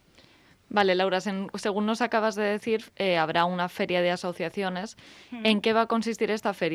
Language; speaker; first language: Spanish; native; Spanish